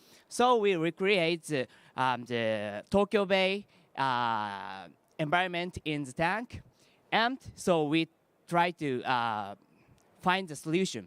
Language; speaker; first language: English; non-native, learner; Japanese